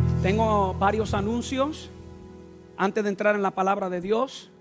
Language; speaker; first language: Spanish; non-native, fluent; English